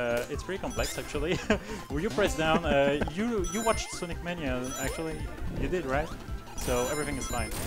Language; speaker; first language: English; non-native, fluent; French